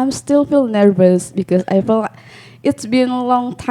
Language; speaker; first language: English; non-native, learner; Indonesian